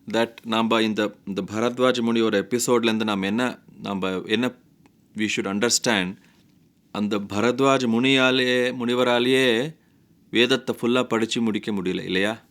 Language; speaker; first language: English; non-native, local second language; Tamil